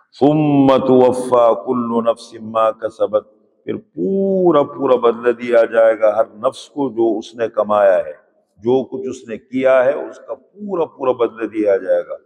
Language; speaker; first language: Urdu; native; Urdu